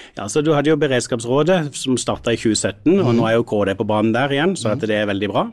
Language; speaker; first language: Norwegian; native; Norwegian